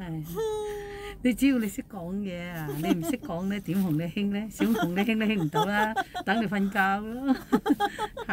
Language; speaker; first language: Cantonese; native; Cantonese